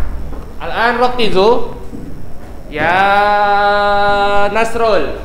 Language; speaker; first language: Arabic; non-native, fluent; Indonesian